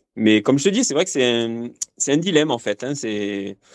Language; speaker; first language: French; native; French